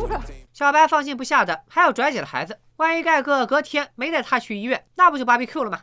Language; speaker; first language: Chinese; native; Chinese